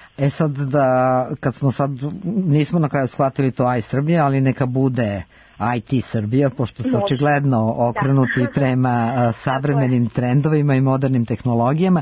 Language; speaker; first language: Serbian; native; Serbian